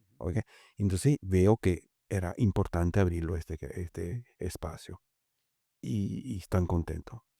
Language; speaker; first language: Spanish; early bilingual, other home language; Italian